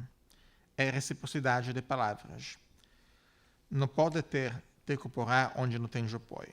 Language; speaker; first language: Portuguese; non-native, fluent; Italian